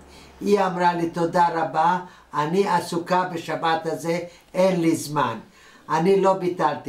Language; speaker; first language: Hebrew; non-native, fluent; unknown